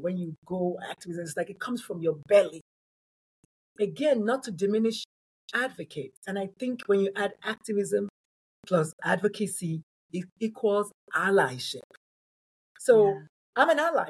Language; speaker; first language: English; non-native, local second language; Igbo